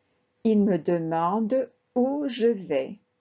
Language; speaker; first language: French; non-native, fluent; Spanish